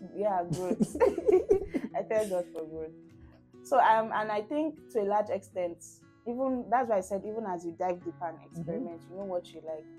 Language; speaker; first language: English; non-native, local second language; Yoruba